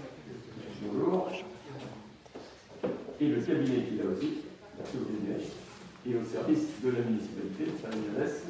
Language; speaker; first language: French; native; French